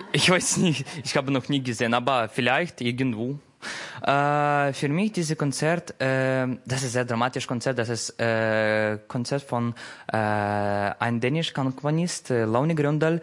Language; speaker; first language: German; non-native, learner; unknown